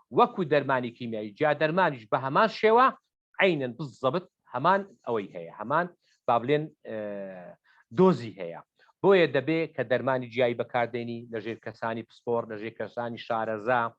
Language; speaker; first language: Central Kurdish; native; Central Kurdish